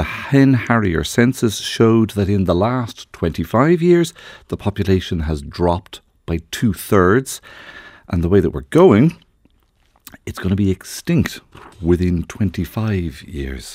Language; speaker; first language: English; native; English